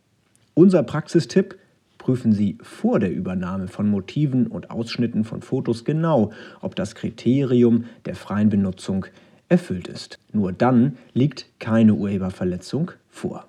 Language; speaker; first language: German; native; German